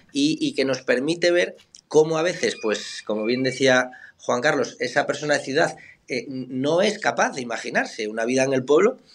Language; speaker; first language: Spanish; native; Spanish